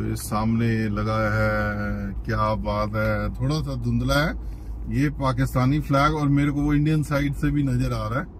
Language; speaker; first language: Hindi; non-native, local second language; Punjabi